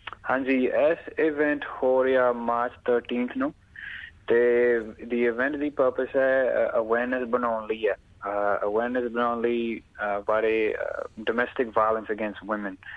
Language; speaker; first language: Punjabi; early bilingual, other home language; English